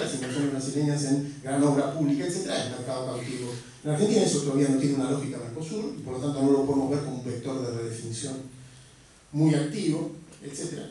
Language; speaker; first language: Spanish; native; Spanish